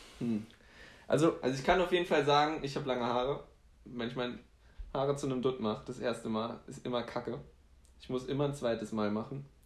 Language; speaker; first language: German; early bilingual, other home language; Polish